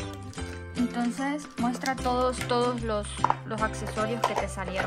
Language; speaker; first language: Spanish; native; Spanish